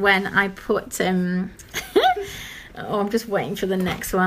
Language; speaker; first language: English; native; English